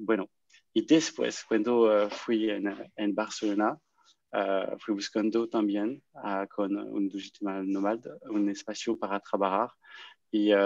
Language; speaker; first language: Spanish; non-native, learner; French